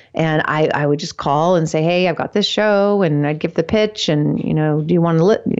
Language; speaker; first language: English; native; English